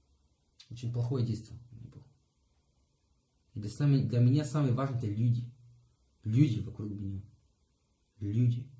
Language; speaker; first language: Russian; non-native, learner; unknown